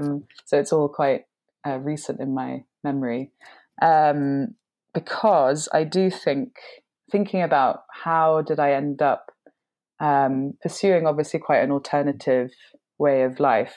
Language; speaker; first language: English; native; English